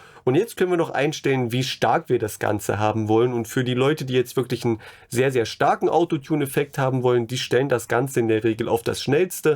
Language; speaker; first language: German; native; German